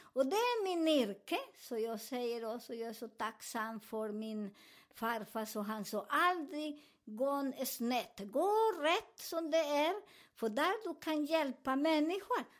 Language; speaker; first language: Swedish; non-native, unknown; Spanish